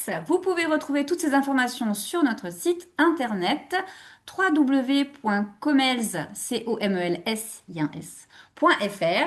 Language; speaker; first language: French; native; French